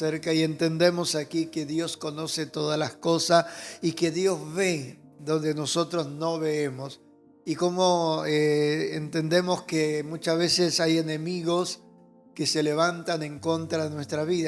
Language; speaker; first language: Spanish; native; Spanish